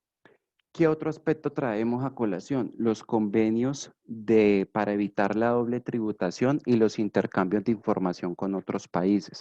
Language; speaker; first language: Spanish; native; Spanish